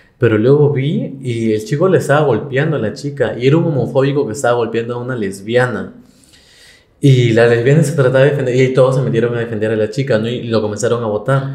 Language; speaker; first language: Spanish; native; Spanish